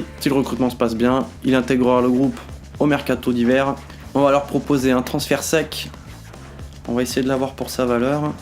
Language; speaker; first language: French; native; French